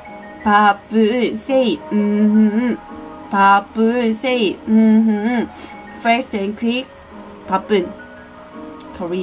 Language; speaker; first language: English; non-native, learner; Korean